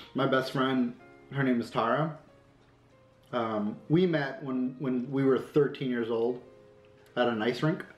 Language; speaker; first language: English; native; English